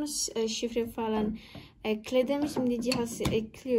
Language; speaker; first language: Turkish; non-native, learner; Indonesian